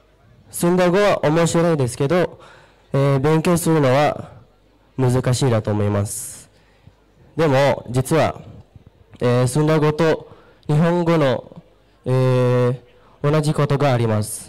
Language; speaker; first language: Japanese; non-native, learner; Sundanese